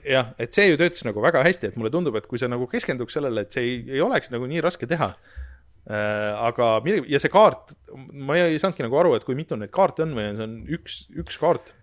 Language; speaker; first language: Estonian; native; Estonian